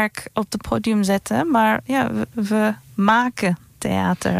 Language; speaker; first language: Dutch; non-native, fluent; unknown